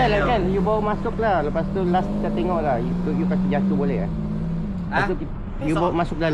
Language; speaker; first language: Malay; native; Malay